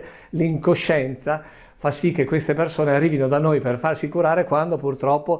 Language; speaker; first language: Italian; native; Italian